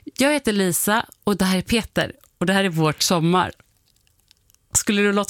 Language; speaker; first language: Swedish; native; Swedish